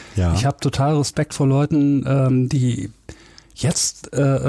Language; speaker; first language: German; native; German